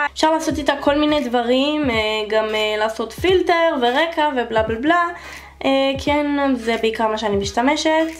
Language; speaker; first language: Hebrew; native; Hebrew